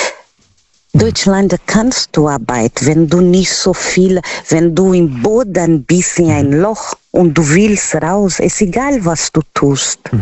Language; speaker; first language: German; non-native, learner; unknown